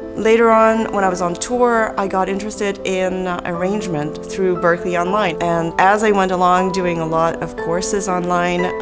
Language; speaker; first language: English; native; English